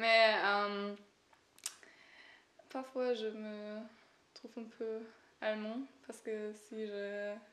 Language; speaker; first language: French; non-native, learner; German